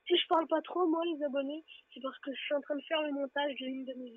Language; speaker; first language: French; native; French